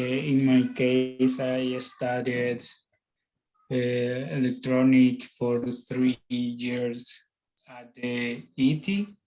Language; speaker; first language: English; non-native, learner; Spanish